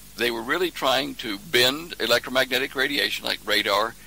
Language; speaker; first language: English; native; English